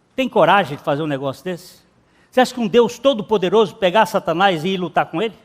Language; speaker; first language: Portuguese; native; Portuguese